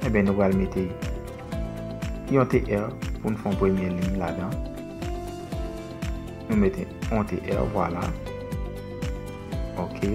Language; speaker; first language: French; non-native, local second language; Haitian Creole